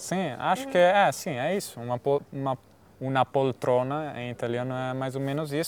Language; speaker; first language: Portuguese; non-native, fluent; Italian